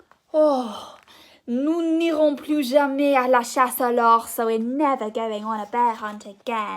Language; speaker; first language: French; non-native, fluent; English